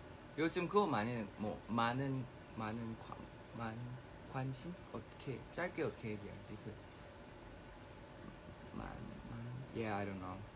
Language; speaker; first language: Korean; non-native, fluent; Thai